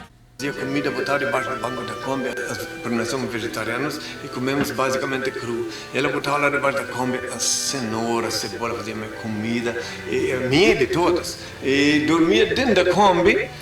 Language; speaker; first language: Portuguese; native; Portuguese